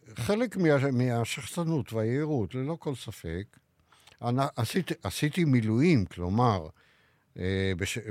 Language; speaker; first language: Hebrew; native; Hebrew